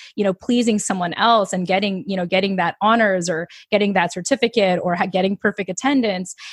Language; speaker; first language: English; early bilingual, other home language; Filipino